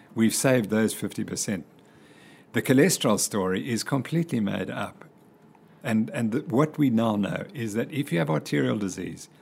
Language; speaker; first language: English; native; English